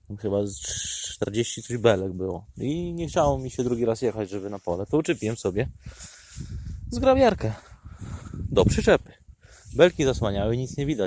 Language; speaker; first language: Polish; native; Polish